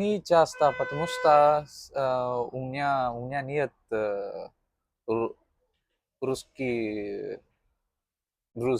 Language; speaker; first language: Russian; non-native, learner; Tamil